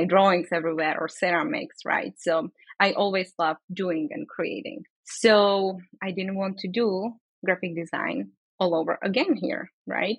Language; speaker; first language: English; non-native, fluent; Czech